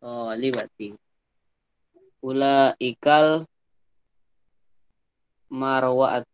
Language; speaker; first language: Arabic; non-native, learner; Indonesian